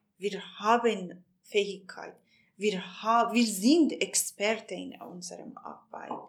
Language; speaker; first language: German; non-native, fluent; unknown